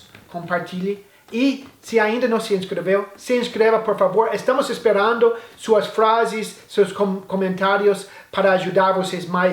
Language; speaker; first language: Portuguese; non-native, fluent; English